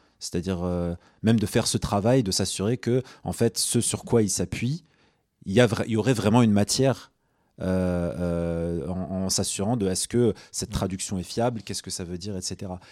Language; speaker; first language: French; early bilingual, other home language; Arabic